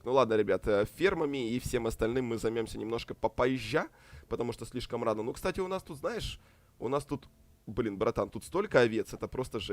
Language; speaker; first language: Russian; native; Russian